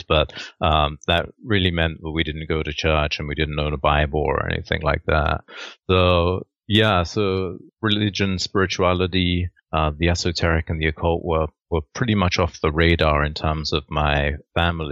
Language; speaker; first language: English; native; English